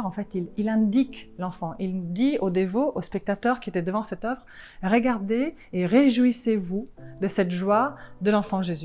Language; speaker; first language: French; non-native, fluent; Italian